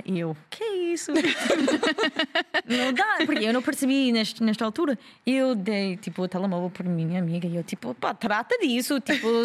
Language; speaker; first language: Portuguese; non-native, learner; English